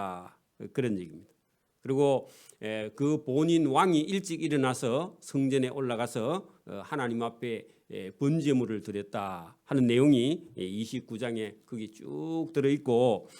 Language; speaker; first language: Korean; native; Korean